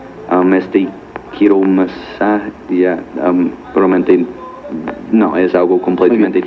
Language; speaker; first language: Spanish; non-native, learner; English